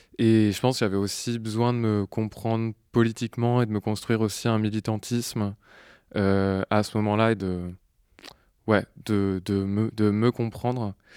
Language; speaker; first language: French; native; French